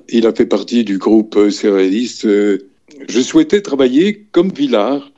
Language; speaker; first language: French; native; French